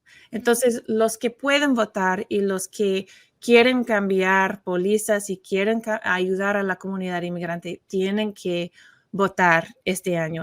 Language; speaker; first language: Spanish; non-native, learner; English